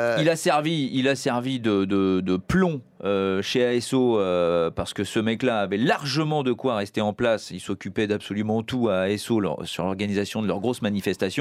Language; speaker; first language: French; native; French